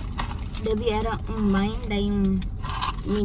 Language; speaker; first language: Portuguese; early bilingual, heritage; Portuguese